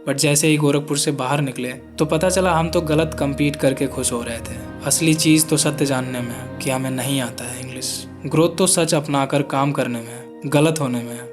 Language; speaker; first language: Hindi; non-native, local second language; Bhojpuri